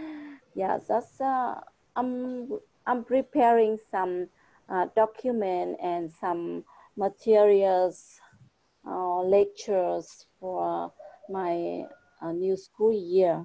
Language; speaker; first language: English; non-native, fluent; Vietnamese